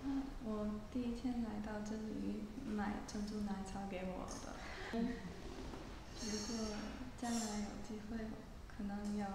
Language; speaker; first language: Chinese; non-native, learner; English